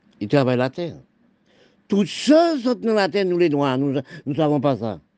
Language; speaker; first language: French; non-native, local second language; Haitian Creole